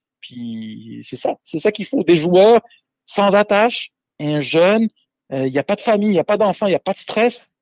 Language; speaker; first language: French; native; French